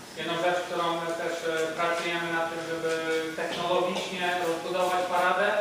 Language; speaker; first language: Polish; early bilingual, heritage; Polish